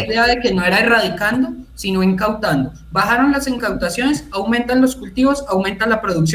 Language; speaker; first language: Spanish; native; Spanish